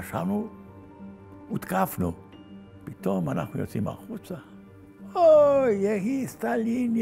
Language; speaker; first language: Hebrew; non-native, fluent; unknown